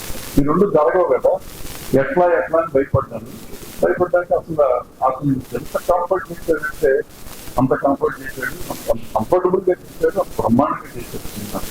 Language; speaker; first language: Telugu; native; Telugu